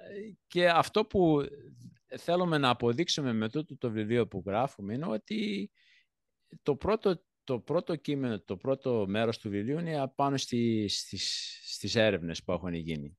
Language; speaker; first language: Greek; early bilingual, heritage; Greek